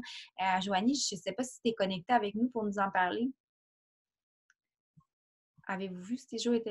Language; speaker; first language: French; native; French